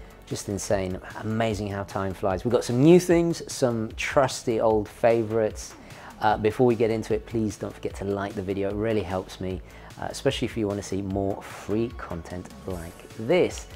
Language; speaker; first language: English; native; English